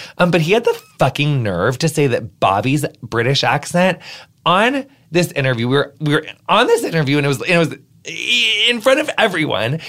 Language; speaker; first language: English; native; English